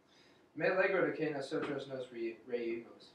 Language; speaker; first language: Spanish; non-native, learner; English